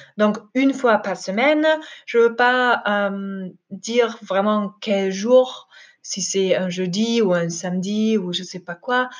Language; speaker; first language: French; non-native, fluent; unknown